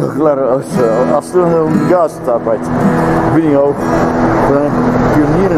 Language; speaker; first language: German; non-native, fluent; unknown